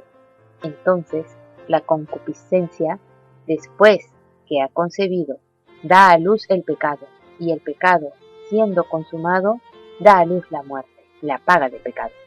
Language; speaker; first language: Spanish; native; Spanish